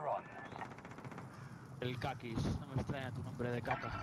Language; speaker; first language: Spanish; native; Spanish